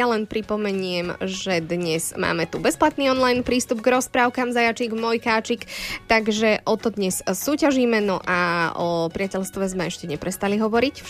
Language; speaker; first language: Slovak; native; Slovak